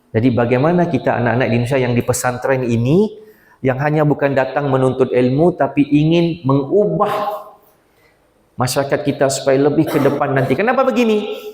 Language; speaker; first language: Malay; native; Malay